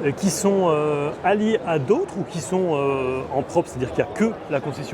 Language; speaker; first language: French; native; French